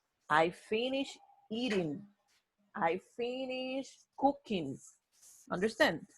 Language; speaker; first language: English; non-native, fluent; Spanish